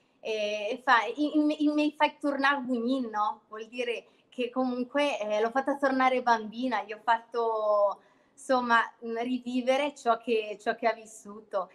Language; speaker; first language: Italian; native; Italian